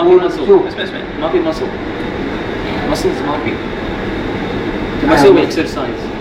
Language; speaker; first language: Arabic; non-native, learner; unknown